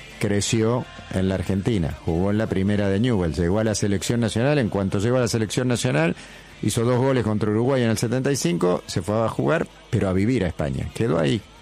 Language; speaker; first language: Spanish; native; Spanish